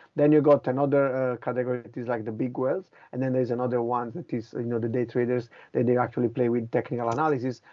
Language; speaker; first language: English; non-native, fluent; Italian